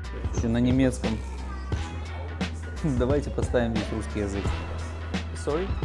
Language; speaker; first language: Russian; native; Russian